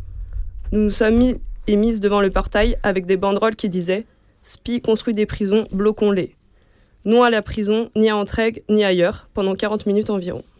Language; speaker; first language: French; native; French